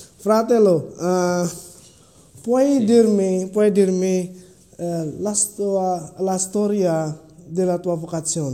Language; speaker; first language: Italian; non-native, learner; Indonesian